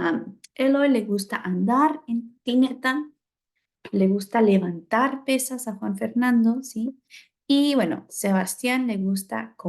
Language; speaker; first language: Spanish; non-native, fluent; English